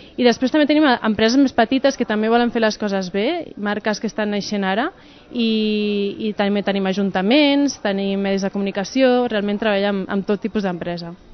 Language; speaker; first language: Catalan; native; Catalan